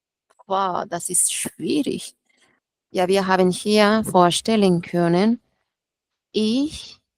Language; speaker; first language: German; non-native, fluent; Spanish